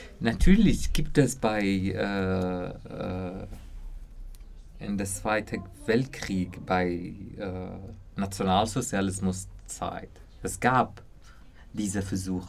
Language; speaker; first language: German; non-native, learner; Kurdish